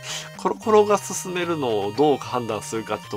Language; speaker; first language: Japanese; native; Japanese